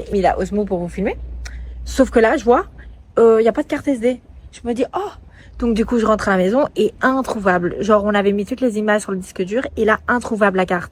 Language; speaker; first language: French; native; French